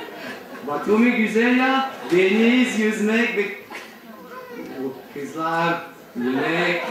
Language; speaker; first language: Turkish; non-native, learner; Georgian